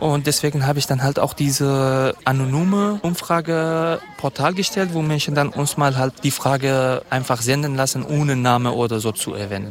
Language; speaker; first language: German; non-native, fluent; Kurdish